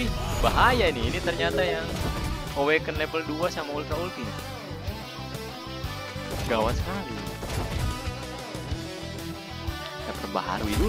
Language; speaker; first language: Indonesian; native; Indonesian